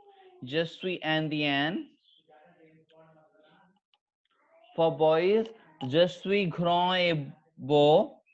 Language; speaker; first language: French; non-native, fluent; Hindi